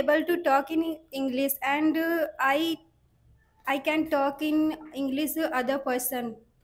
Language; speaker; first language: English; non-native, learner; Hindi